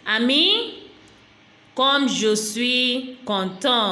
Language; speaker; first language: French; non-native, fluent; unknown